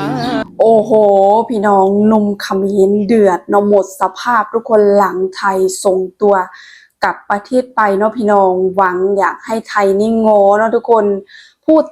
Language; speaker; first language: Thai; non-native, local second language; Lao